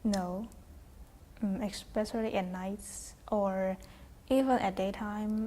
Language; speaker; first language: English; non-native, fluent; Chinese